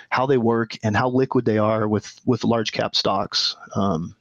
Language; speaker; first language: English; native; English